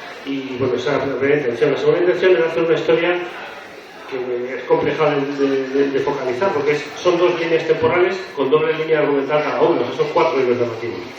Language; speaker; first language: Spanish; native; Spanish